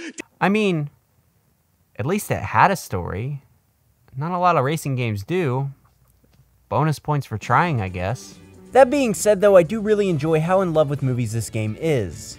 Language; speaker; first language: English; native; English